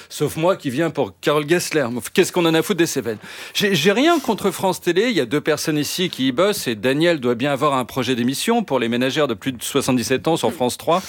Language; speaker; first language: French; native; French